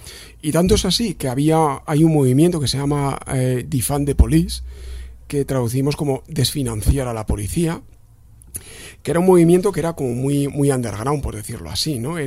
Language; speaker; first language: Spanish; native; Spanish